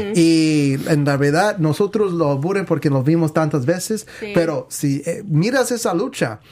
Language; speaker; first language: Spanish; native; Spanish